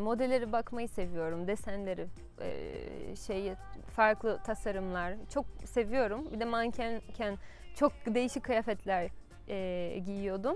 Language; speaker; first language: Turkish; non-native, fluent; Portuguese